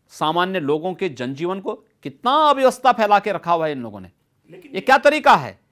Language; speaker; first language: Hindi; native; Hindi